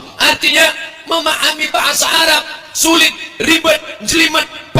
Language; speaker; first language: Indonesian; native; Indonesian